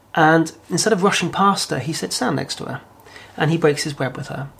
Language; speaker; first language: English; native; English